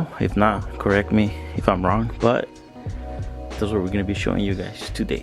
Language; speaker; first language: English; native; English